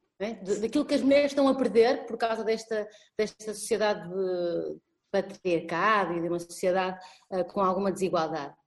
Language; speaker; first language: Portuguese; native; Portuguese